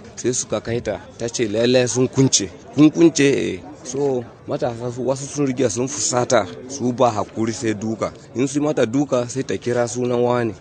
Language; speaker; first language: Hausa; non-native, local second language; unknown